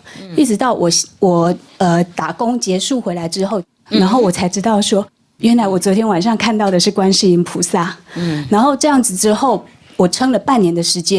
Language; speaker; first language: Chinese; native; Chinese